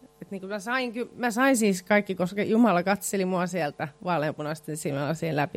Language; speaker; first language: Finnish; native; Finnish